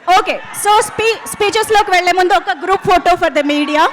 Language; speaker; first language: Telugu; native; Telugu